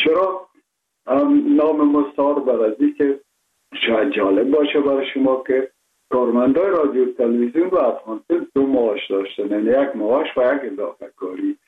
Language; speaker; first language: Persian; native; Persian